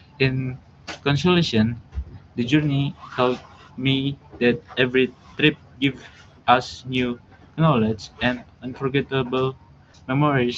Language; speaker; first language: English; non-native, learner; Indonesian